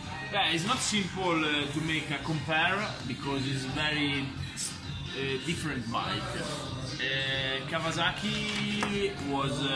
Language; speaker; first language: English; non-native, fluent; Italian